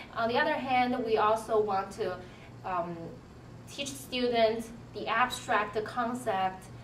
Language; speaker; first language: English; non-native, fluent; Chinese